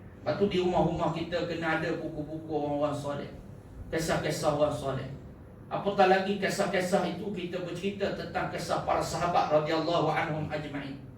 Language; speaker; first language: Malay; native; Malay